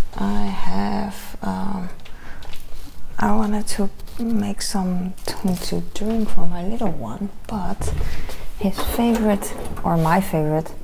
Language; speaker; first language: English; non-native, fluent; Dutch